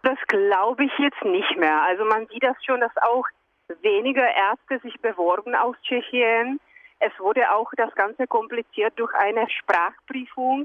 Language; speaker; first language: German; non-native, fluent; Czech